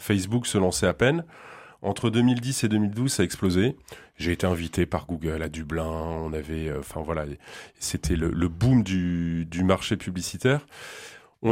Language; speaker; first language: French; native; French